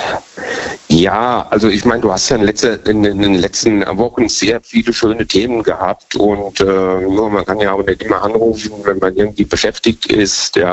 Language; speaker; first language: German; native; German